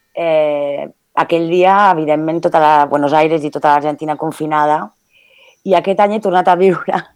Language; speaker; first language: Catalan; early bilingual, other home language; Spanish